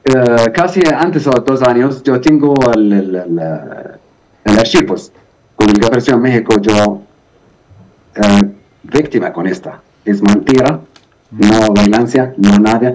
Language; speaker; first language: Spanish; non-native, learner; Arabic